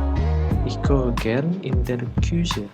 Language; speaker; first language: German; non-native, learner; Indonesian